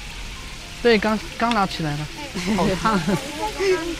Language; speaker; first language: Chinese; non-native, fluent; Indonesian